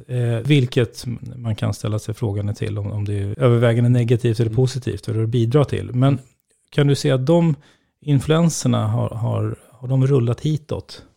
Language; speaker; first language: Swedish; native; Swedish